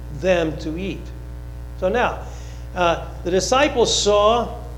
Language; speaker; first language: English; native; English